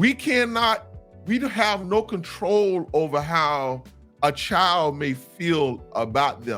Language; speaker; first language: English; native; English